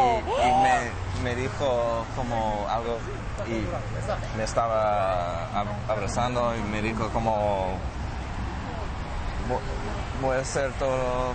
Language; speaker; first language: Spanish; non-native, fluent; English